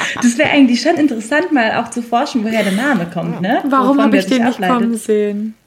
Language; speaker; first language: German; native; German